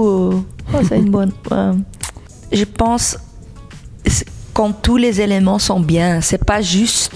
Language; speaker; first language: French; non-native, local second language; Dutch